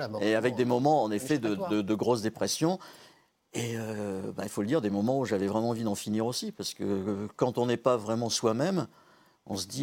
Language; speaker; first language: French; native; French